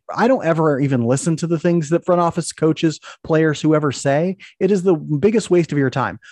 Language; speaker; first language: English; native; English